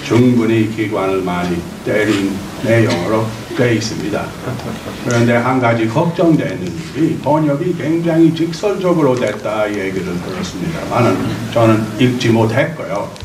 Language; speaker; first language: Korean; non-native, fluent; English